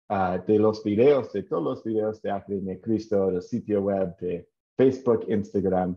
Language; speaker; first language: Spanish; non-native, fluent; English